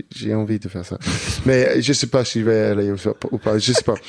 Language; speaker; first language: French; non-native, learner; English